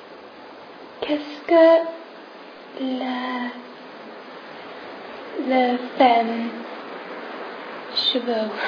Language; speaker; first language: French; non-native, learner; English